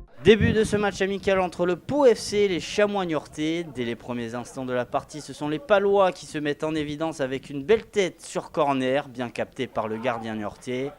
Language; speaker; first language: French; native; French